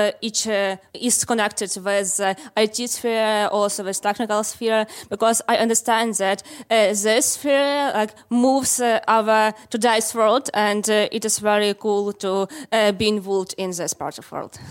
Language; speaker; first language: English; non-native, learner; Ukrainian